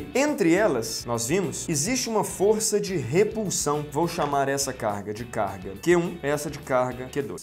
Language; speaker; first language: Portuguese; native; Portuguese